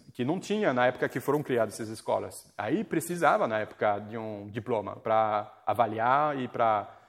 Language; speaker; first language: Portuguese; non-native, fluent; French